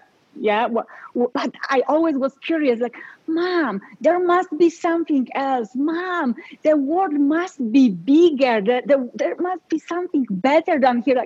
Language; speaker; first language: English; non-native, fluent; Polish